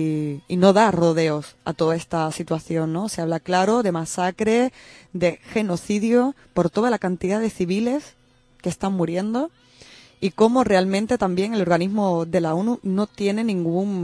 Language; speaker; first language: Spanish; native; Spanish